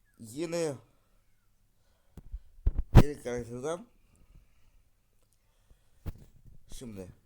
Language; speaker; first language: Turkish; non-native, learner; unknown